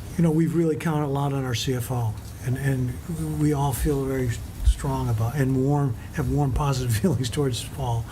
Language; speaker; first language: English; native; English